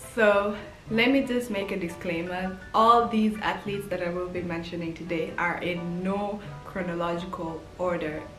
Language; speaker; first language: English; early bilingual, heritage; English